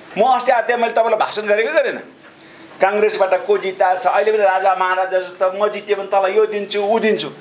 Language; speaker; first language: Nepali; non-native, local second language; Sherpa